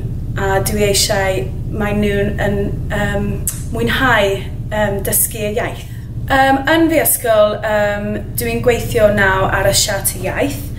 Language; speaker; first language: Welsh; non-native, learner; English